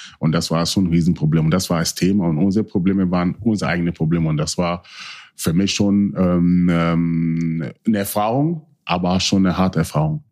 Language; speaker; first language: German; early bilingual, other home language; Akan